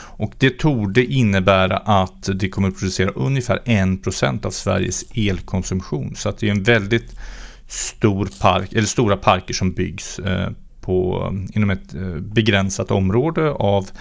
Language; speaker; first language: Swedish; native; Swedish